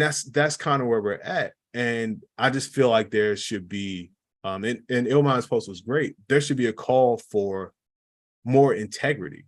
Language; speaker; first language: English; native; English